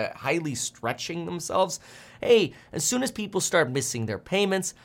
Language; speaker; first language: English; native; English